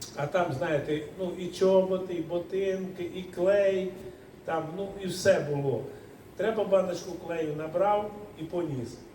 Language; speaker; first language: Ukrainian; native; Ukrainian